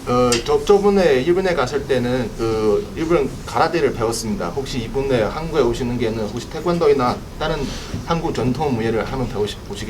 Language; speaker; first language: Korean; non-native, learner; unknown